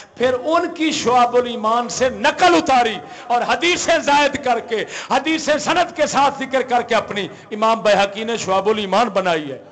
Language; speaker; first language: Urdu; non-native, local second language; Punjabi